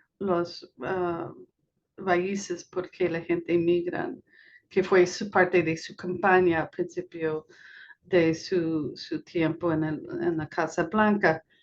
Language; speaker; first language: Spanish; non-native, fluent; English